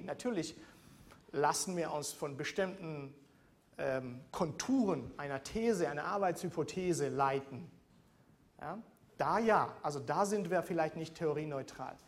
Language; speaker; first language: German; non-native, fluent; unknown